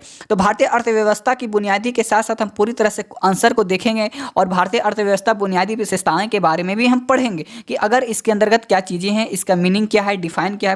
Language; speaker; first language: Hindi; native; Hindi